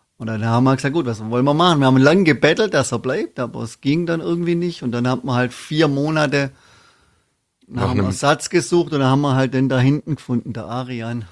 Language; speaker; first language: German; native; German